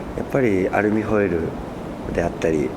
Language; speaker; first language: Japanese; native; Japanese